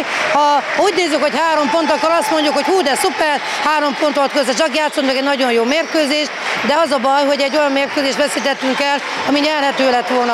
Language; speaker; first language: Hungarian; native; Hungarian